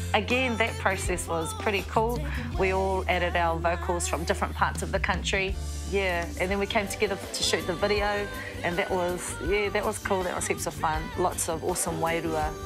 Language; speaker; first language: English; native; English